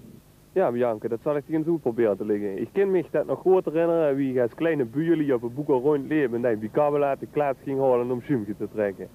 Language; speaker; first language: Dutch; native; Dutch